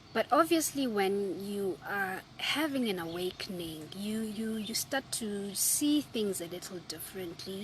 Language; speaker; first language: English; non-native, local second language; Zulu